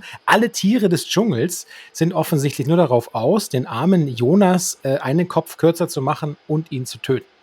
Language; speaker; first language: German; native; German